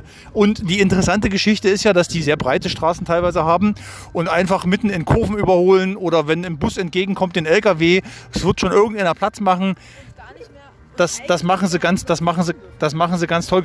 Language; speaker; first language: German; native; German